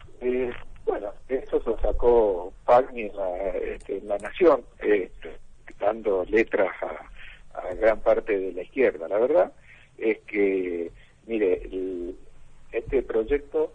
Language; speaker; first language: Spanish; native; Spanish